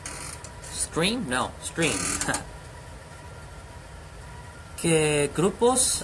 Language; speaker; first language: Spanish; non-native, learner; Korean